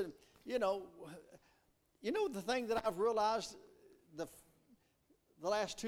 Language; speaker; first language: English; native; English